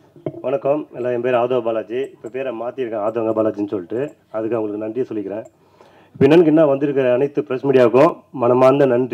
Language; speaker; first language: Tamil; native; Tamil